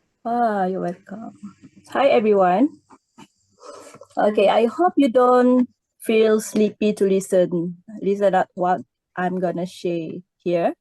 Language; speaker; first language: English; non-native, learner; Malay